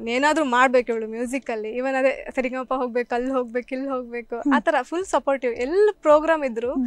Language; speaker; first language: Kannada; native; Kannada